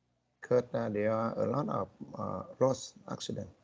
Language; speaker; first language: English; non-native, learner; Vietnamese